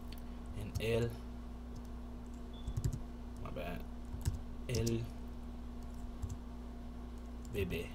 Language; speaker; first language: Spanish; non-native, learner; English